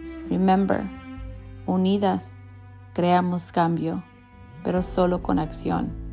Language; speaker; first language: Spanish; early bilingual, heritage; Spanish